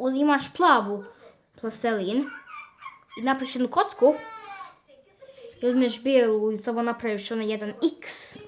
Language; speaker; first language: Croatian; early bilingual, heritage; Bosnian